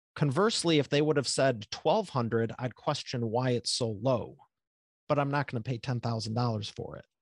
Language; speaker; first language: English; native; English